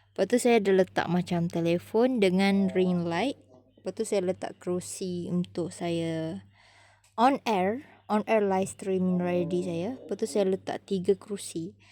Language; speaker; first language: Malay; native; Malay